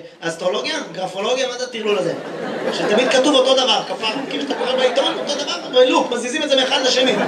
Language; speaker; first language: Hebrew; native; Hebrew